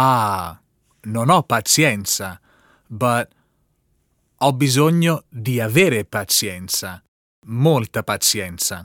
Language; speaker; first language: Italian; non-native, learner; English